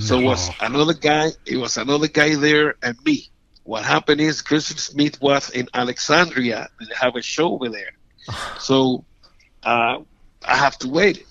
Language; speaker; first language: English; non-native, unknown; Spanish